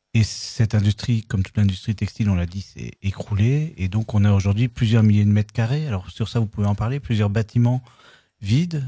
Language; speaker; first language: French; native; French